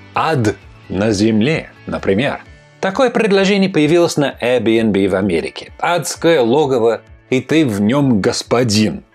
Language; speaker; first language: Russian; non-native, fluent; English